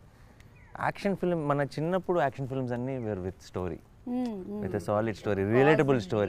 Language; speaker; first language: Telugu; native; Telugu